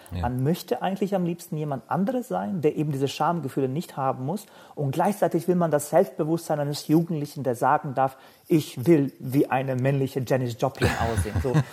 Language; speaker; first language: German; non-native, fluent; Bosnian